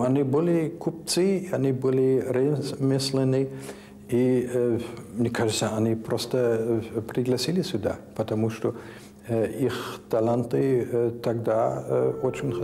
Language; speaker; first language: Russian; non-native, fluent; German